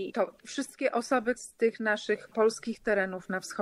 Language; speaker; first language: Polish; native; Polish